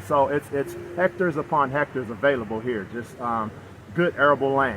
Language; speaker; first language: English; native; English